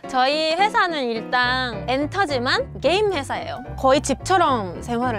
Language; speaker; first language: Korean; non-native, fluent; Japanese